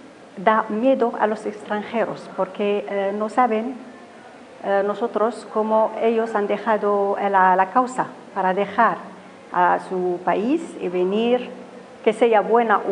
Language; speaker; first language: Spanish; non-native, learner; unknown